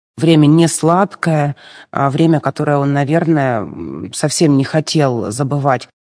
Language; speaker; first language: Russian; native; Russian